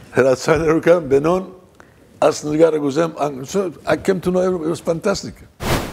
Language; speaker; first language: Armenian; early bilingual, heritage; Armenian